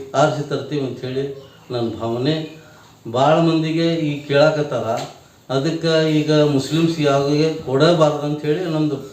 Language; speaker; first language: Kannada; non-native, local second language; Urdu